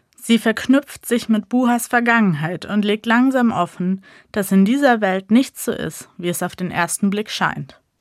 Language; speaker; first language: German; native; German